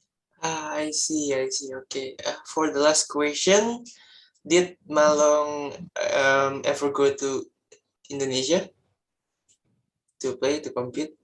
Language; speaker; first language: English; non-native, learner; Indonesian